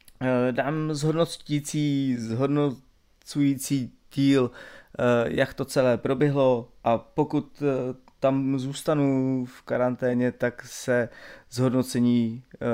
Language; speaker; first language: Czech; native; Czech